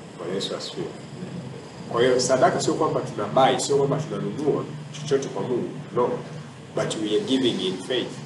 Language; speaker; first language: Swahili; native; Swahili